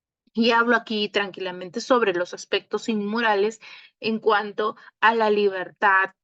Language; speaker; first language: Spanish; native; Spanish